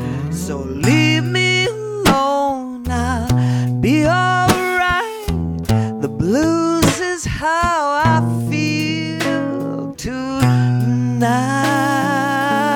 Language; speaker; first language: English; native; English